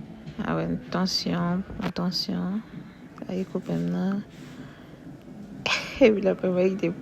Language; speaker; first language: French; non-native, local second language; Haitian Creole